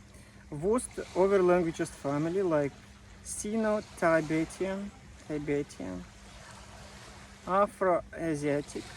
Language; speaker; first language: English; non-native, learner; Russian